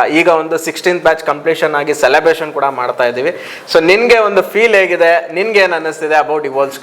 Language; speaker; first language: Kannada; native; Kannada